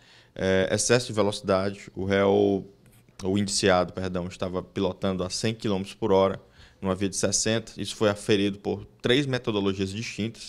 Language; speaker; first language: Portuguese; native; Portuguese